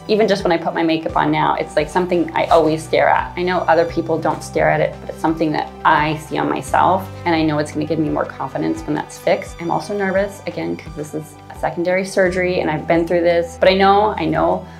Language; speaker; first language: English; native; English